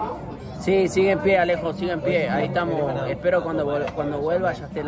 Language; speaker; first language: Spanish; native; Spanish